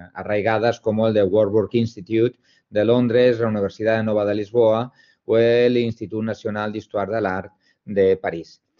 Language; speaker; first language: Spanish; non-native, local second language; Catalan